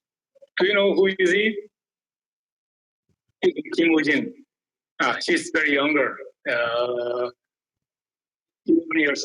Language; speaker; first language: English; non-native, learner; Korean